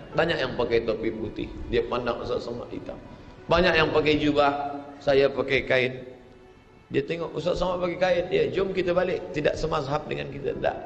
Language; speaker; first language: Malay; native; Malay